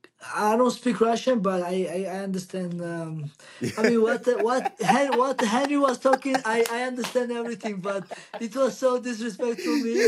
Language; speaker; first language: English; non-native, learner; Georgian